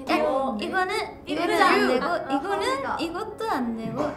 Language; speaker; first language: Korean; non-native, fluent; Japanese